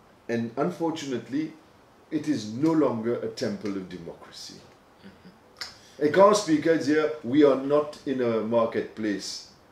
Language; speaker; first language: English; non-native, local second language; Morisyen